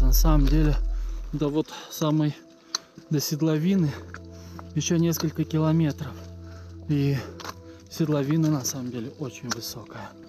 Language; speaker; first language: Russian; native; Russian